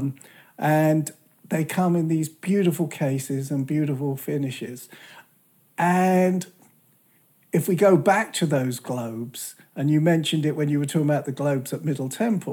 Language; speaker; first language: English; native; English